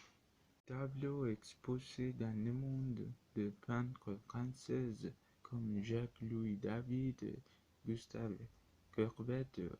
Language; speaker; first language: French; non-native, learner; Spanish